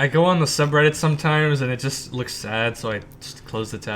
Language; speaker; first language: English; native; English